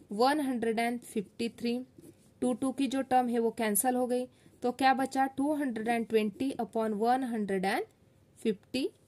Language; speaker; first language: Hindi; non-native, local second language; Marathi